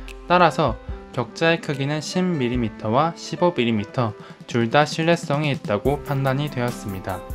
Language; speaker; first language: Korean; native; Korean